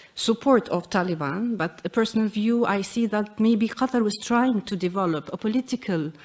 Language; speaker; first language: English; non-native, fluent; Arabic